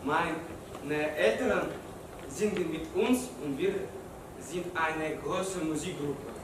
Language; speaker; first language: German; non-native, learner; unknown